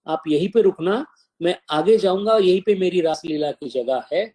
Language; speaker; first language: Hindi; non-native, local second language; Marathi